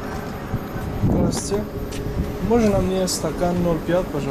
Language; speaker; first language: Russian; non-native, learner; French